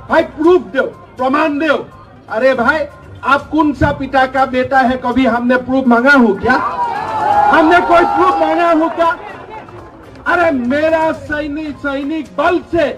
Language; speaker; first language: Hindi; non-native, local second language; Assamese